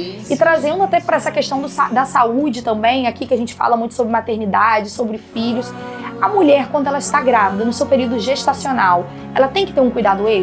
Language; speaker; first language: Portuguese; native; Portuguese